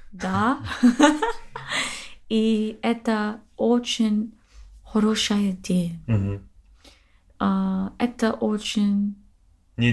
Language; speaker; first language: Russian; non-native, learner; English